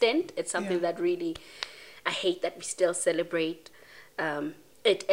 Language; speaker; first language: English; non-native, local second language; Tswana